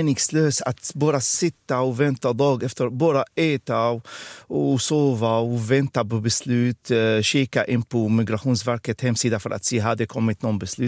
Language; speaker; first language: Swedish; non-native, fluent; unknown